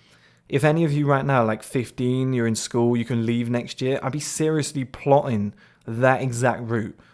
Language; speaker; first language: English; native; English